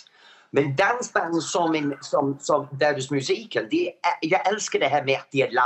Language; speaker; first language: Swedish; non-native, fluent; English